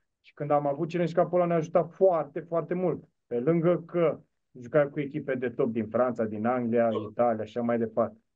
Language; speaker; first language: Romanian; native; Romanian